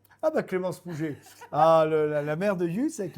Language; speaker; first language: French; native; French